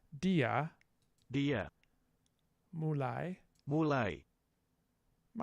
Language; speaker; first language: Indonesian; non-native, learner; English